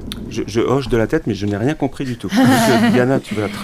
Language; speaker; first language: French; native; French